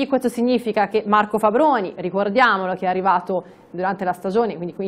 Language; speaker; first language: Italian; native; Italian